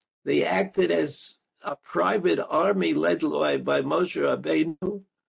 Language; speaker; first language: English; native; English